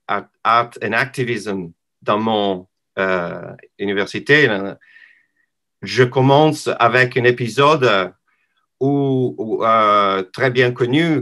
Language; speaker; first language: French; non-native, learner; English